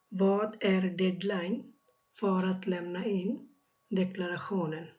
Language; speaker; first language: Swedish; non-native, learner; Bangla